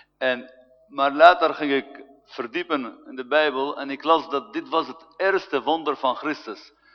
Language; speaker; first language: Dutch; non-native, fluent; Arabic